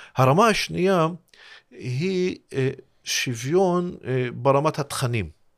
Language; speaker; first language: Hebrew; non-native, local second language; Arabic